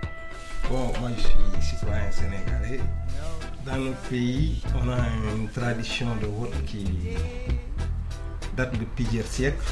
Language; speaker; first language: French; non-native, local second language; Wolof